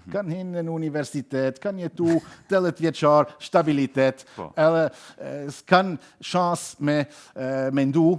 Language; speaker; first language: Albanian; non-native, learner; German